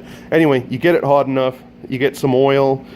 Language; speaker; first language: English; native; English